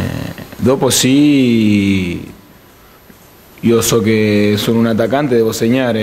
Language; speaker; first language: Italian; non-native, fluent; Spanish